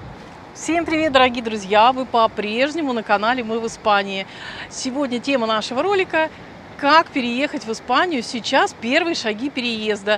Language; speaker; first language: Russian; native; Russian